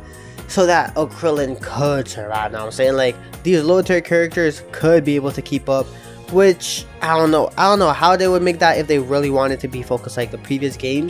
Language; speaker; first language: English; native; English